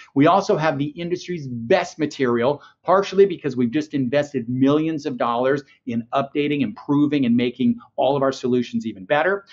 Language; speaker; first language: English; native; English